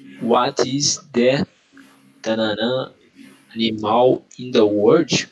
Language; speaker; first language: English; non-native, learner; Portuguese